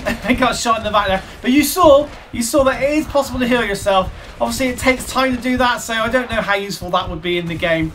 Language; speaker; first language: English; native; English